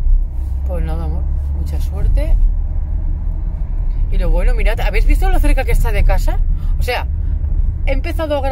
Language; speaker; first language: Spanish; native; Spanish